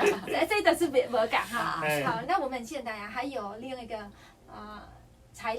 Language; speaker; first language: Chinese; non-native, fluent; Vietnamese